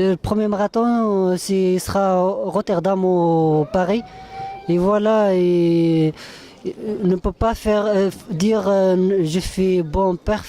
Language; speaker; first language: French; non-native, learner; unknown